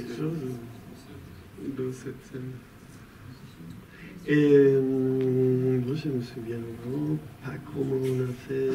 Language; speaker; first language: French; non-native, fluent; Persian